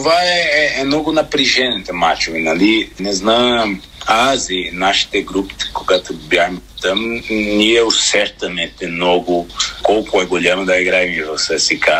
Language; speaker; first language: Bulgarian; non-native, learner; Portuguese